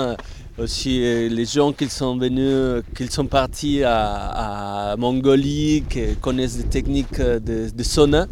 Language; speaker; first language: French; non-native, fluent; Spanish